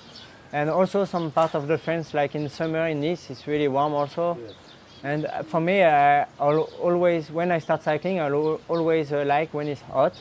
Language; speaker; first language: English; non-native, learner; French